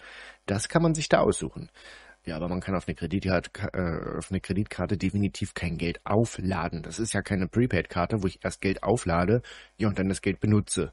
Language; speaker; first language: German; native; German